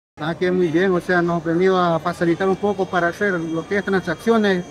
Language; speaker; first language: Spanish; native; Spanish